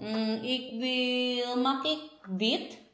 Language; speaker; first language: Dutch; non-native, learner; Filipino